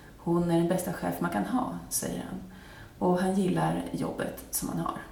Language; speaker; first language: Swedish; native; Swedish